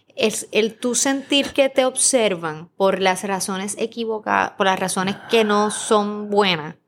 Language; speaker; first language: Spanish; native; Spanish